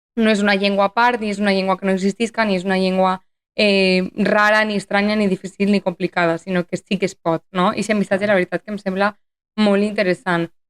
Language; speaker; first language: Catalan; native; Catalan